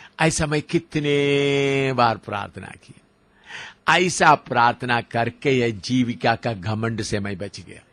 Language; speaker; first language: Hindi; non-native, local second language; Malayalam